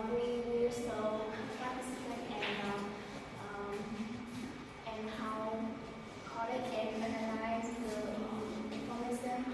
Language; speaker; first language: English; non-native, learner; Vietnamese